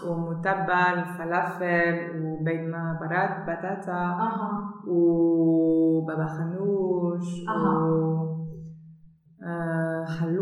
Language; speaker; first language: Arabic; non-native, learner; German